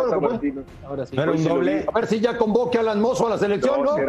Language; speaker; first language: Spanish; native; Spanish